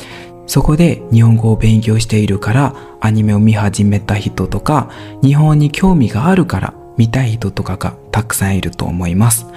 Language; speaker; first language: Japanese; non-native, learner; Burmese